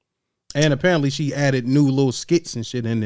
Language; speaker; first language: English; native; English